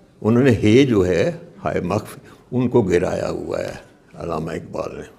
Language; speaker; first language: Urdu; non-native, local second language; Punjabi